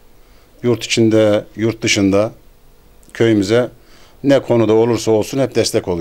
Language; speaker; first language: Turkish; native; Turkish